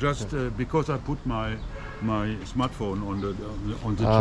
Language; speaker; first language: English; non-native, learner; German